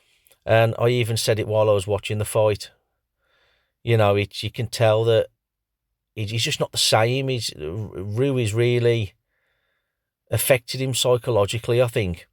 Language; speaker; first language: English; native; English